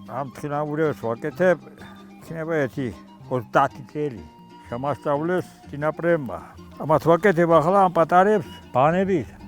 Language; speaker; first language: Georgian; native; Georgian